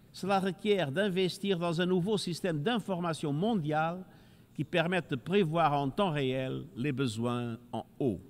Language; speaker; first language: French; non-native, fluent; Portuguese